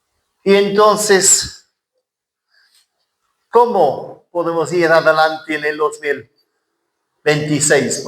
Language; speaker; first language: Spanish; non-native, fluent; English